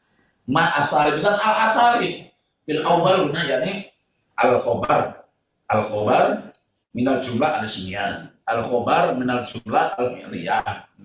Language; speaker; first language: Arabic; non-native, fluent; Indonesian